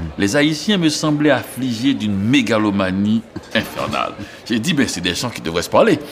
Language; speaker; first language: French; non-native, local second language; Haitian Creole